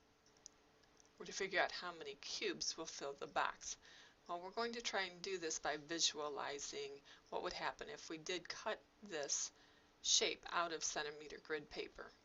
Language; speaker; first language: English; native; English